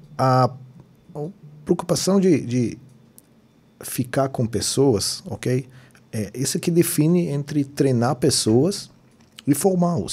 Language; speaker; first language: Portuguese; non-native, fluent; Hebrew